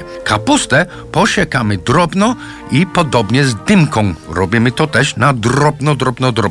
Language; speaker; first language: Polish; non-native, learner; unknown